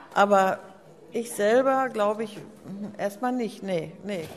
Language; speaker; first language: German; native; German